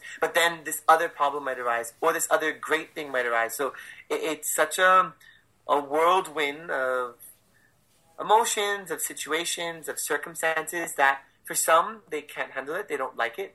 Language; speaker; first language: English; native; English